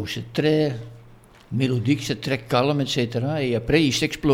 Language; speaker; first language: French; non-native, fluent; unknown